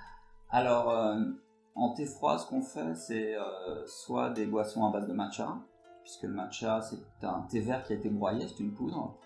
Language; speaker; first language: French; native; French